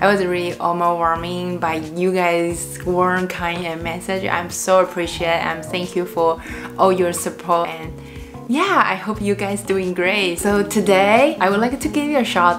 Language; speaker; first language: English; non-native, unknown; Chinese